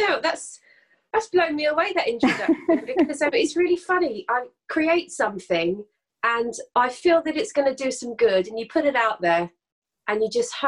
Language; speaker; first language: English; native; English